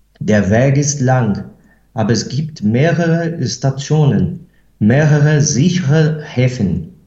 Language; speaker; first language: German; non-native, fluent; Portuguese